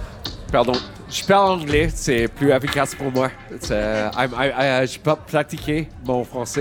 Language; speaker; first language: French; non-native, learner; English